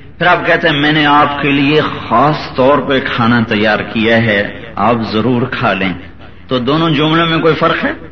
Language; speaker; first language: Urdu; native; Urdu